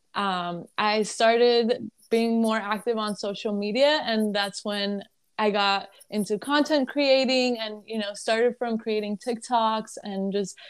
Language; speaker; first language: English; early bilingual, other home language; Arabic